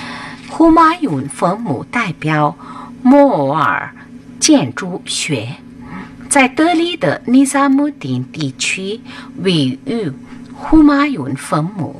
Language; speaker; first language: Chinese; non-native, fluent; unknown